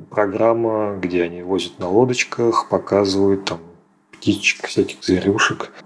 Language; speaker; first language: Russian; native; Russian